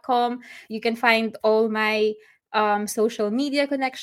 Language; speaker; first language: English; non-native, local second language; Filipino